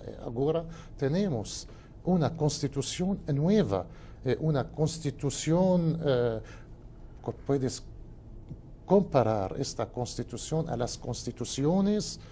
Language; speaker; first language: Spanish; non-native, fluent; Arabic